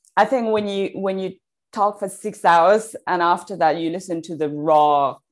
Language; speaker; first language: English; non-native, fluent; Persian